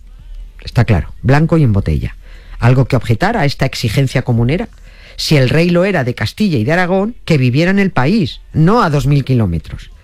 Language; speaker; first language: Spanish; native; Spanish